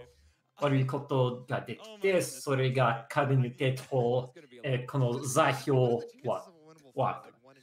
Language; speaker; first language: Japanese; non-native, learner; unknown